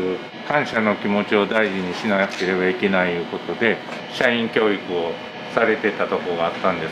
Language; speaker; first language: Japanese; native; Japanese